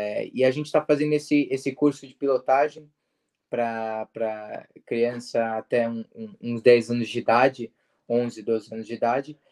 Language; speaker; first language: Portuguese; early bilingual, heritage; Portuguese